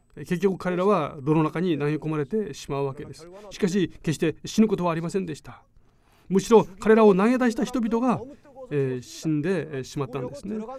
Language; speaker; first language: Japanese; non-native, fluent; Korean